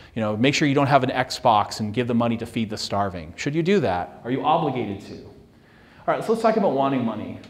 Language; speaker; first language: English; native; English